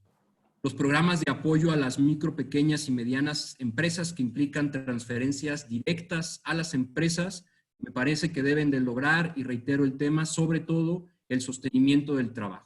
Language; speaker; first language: Spanish; native; Spanish